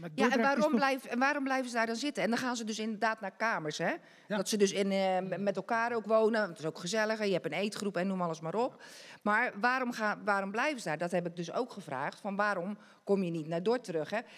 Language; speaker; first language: Dutch; native; Dutch